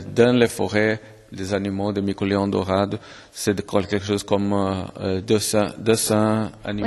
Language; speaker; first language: French; non-native, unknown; Portuguese